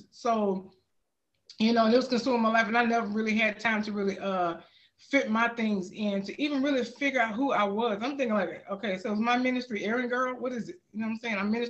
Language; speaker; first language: English; native; English